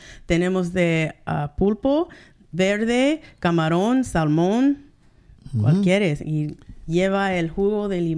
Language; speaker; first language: Spanish; early bilingual, heritage; Spanish